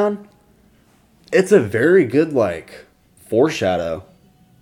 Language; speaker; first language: English; native; English